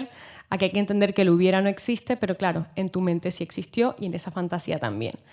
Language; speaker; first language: Spanish; native; Spanish